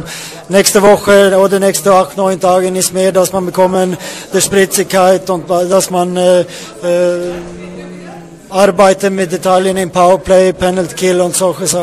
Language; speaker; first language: German; non-native, fluent; Swedish